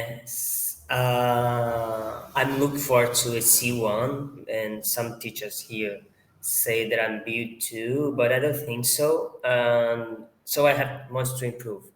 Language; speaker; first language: English; non-native, fluent; Portuguese